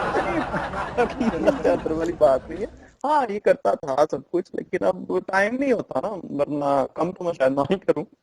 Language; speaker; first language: Urdu; non-native, local second language; Punjabi